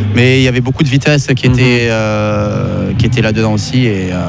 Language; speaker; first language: French; native; French